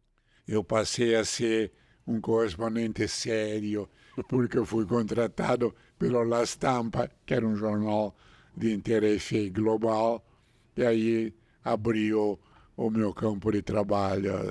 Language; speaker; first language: Portuguese; non-native, fluent; Italian